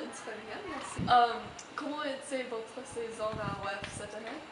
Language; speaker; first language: French; non-native, learner; English